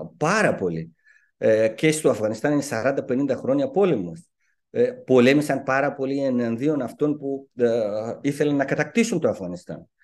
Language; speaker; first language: Greek; non-native, fluent; Persian